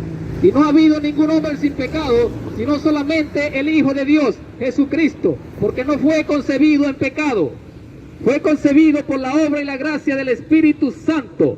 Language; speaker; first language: Spanish; native; Spanish